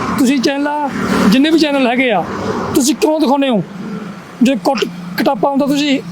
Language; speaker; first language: Punjabi; native; Punjabi